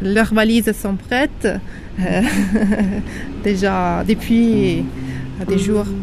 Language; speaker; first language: French; non-native, local second language; Arabic